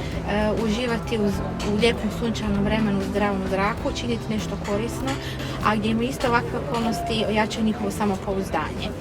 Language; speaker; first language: Croatian; native; Croatian